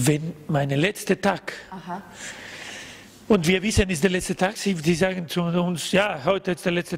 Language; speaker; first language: German; non-native, learner; Spanish